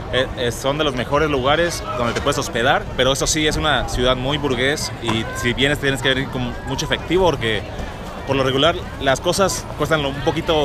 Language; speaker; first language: Spanish; native; Spanish